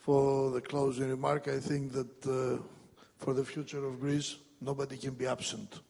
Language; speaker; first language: English; non-native, fluent; Greek